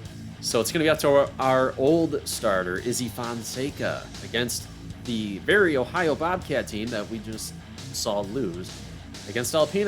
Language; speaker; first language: English; native; English